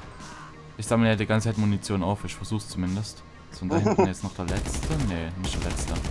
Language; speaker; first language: German; native; German